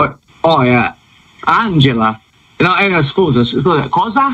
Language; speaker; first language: Italian; non-native, learner; English